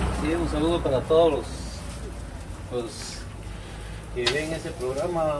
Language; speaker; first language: Spanish; native; Spanish